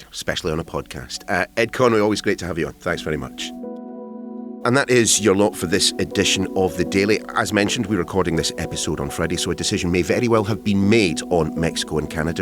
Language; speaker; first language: English; native; English